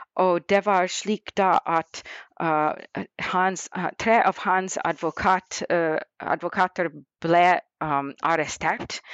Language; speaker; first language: Norwegian; non-native, fluent; English